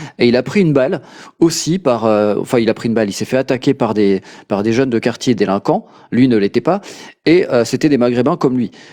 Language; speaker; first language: French; native; French